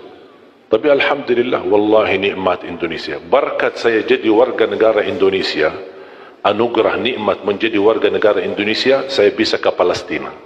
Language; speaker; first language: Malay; non-native, fluent; Arabic